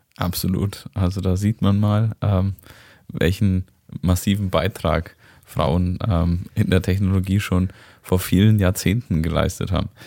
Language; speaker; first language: German; native; German